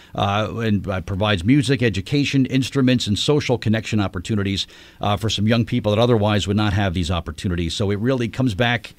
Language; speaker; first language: English; native; English